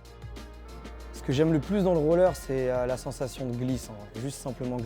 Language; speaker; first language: French; native; French